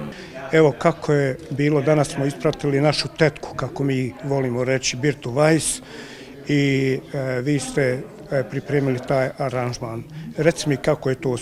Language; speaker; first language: Bosnian; native; Bosnian